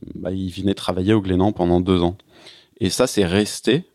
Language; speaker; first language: French; native; French